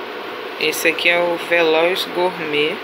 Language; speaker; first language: Portuguese; native; Portuguese